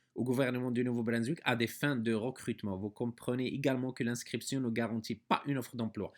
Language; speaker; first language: French; non-native, local second language; Arabic